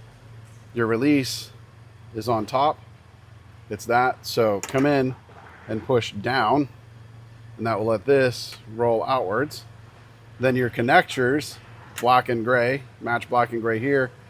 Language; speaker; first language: English; native; English